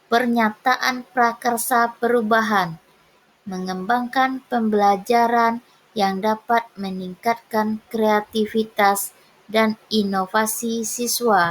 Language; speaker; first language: Indonesian; native; Indonesian